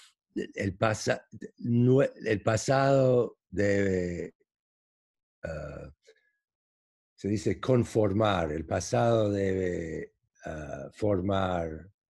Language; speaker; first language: Spanish; non-native, fluent; English